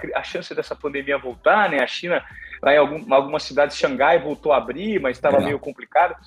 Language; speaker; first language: Portuguese; native; Portuguese